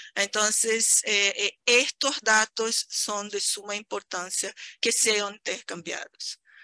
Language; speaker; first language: Spanish; non-native, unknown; Portuguese